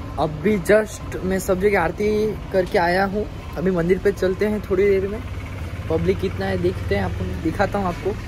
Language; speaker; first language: Hindi; non-native, local second language; Gujarati